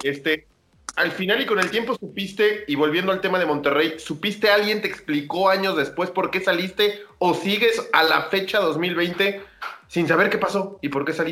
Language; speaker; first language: Spanish; native; Spanish